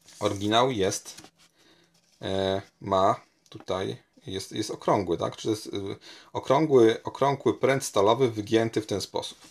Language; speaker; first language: Polish; native; Polish